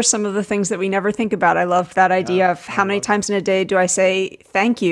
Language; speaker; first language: English; native; English